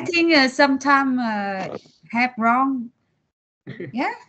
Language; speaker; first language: English; non-native, learner; Vietnamese